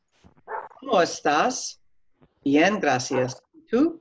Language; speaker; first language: Spanish; non-native, learner; English